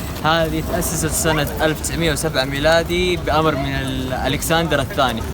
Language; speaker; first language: Arabic; native; Arabic